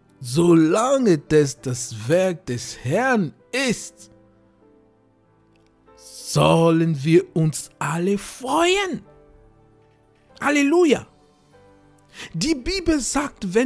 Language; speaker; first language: German; non-native, fluent; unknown